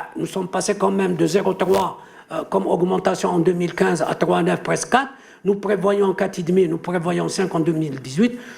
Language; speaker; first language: French; non-native, local second language; Arabic